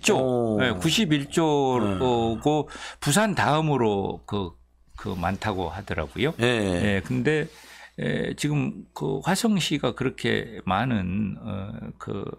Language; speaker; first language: Korean; native; Korean